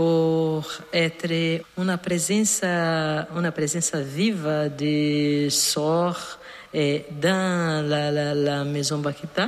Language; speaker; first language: French; non-native, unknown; Portuguese